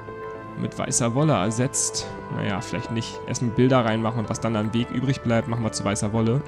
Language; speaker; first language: German; native; German